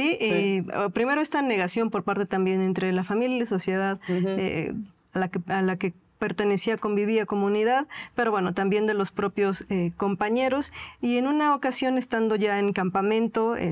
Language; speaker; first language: Spanish; native; Spanish